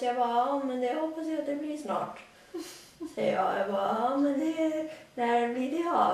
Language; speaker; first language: Swedish; early bilingual, other home language; Latvian